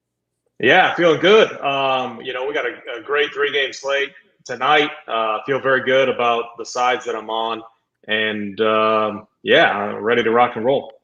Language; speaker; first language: English; native; English